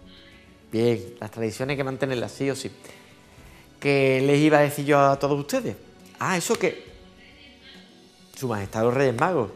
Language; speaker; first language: Spanish; native; Spanish